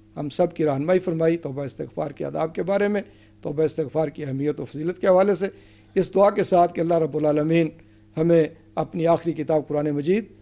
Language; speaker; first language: Urdu; native; Urdu